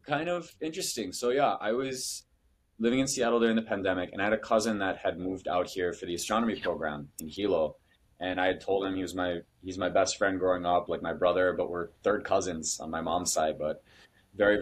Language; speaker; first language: English; native; English